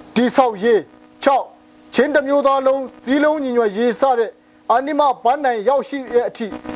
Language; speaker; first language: Burmese; non-native, local second language; Hakha Chin